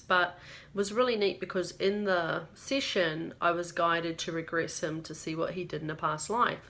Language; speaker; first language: English; native; English